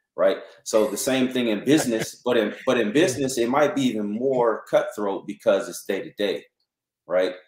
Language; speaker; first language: English; native; English